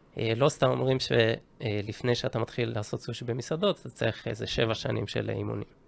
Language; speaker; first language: Hebrew; early bilingual, other home language; Japanese